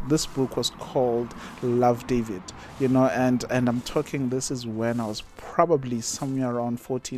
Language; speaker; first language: English; non-native, local second language; Zulu